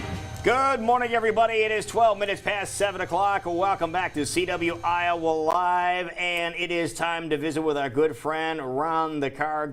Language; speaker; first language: English; native; English